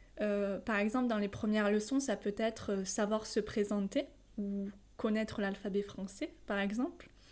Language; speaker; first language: French; native; French